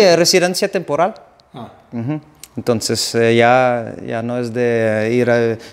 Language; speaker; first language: Spanish; non-native, fluent; Dutch